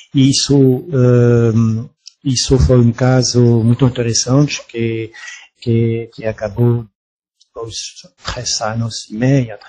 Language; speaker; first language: Portuguese; non-native, fluent; French